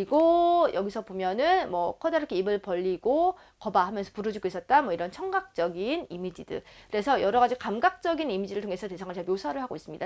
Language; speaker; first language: Korean; native; Korean